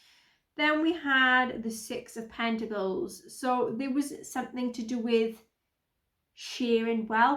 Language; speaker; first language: English; native; English